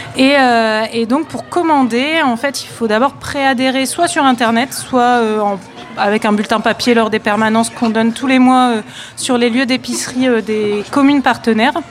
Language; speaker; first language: French; native; French